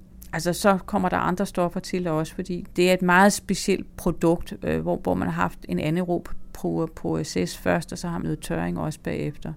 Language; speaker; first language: Danish; native; Danish